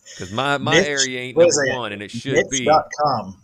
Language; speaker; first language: English; native; English